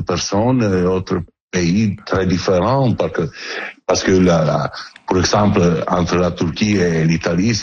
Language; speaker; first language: French; non-native, learner; Italian